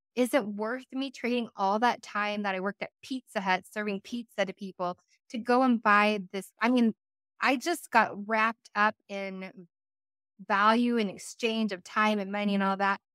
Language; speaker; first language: English; native; English